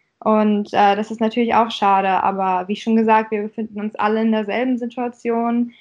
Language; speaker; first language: German; early bilingual, other home language; Russian